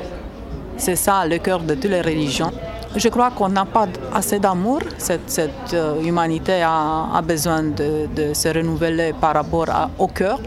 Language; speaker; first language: French; non-native, fluent; Romanian